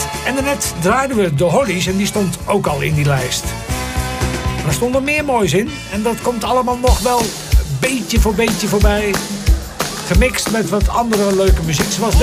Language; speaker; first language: Dutch; native; Dutch